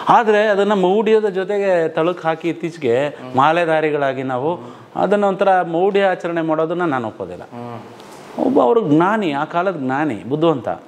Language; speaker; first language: Kannada; non-native, local second language; Lambadi